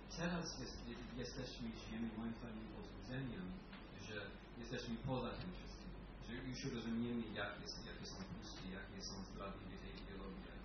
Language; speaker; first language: Polish; non-native, fluent; English